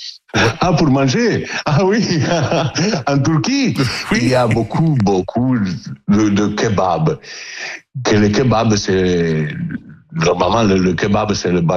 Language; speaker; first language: French; non-native, learner; Italian